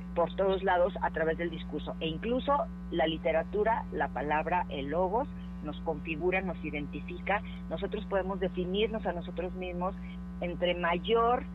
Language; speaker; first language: Spanish; native; Spanish